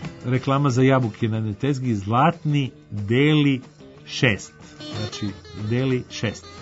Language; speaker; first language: Croatian; native; Croatian